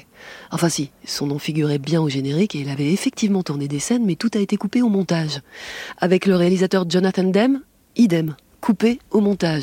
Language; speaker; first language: French; native; French